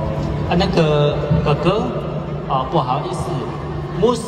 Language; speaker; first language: Chinese; non-native, learner; Indonesian